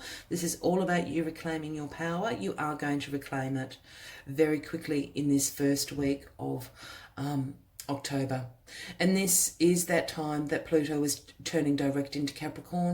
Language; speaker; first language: English; native; English